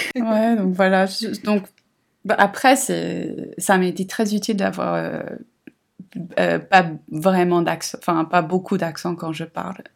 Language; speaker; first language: French; non-native, fluent; English